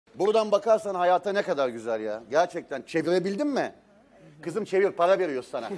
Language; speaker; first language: Turkish; native; Turkish